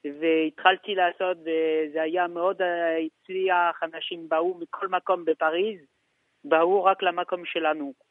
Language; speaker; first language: Hebrew; non-native, fluent; French